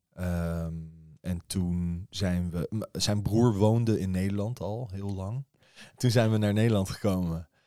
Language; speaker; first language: Dutch; early bilingual, other home language; Persian